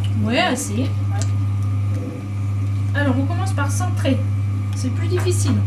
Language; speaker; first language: French; native; French